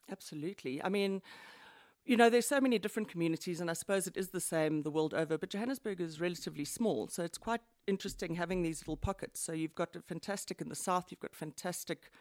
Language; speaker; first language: English; native; English